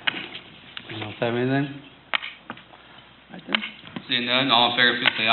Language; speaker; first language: English; native; English